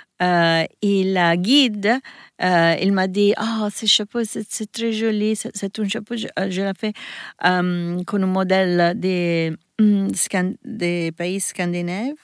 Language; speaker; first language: French; non-native, learner; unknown